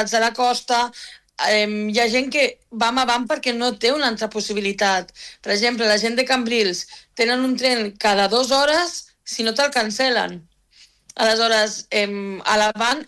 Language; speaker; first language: Catalan; native; Catalan